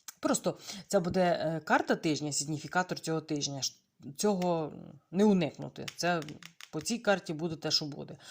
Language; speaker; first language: Ukrainian; native; Ukrainian